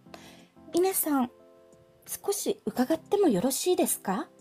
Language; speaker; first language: Japanese; non-native, fluent; Filipino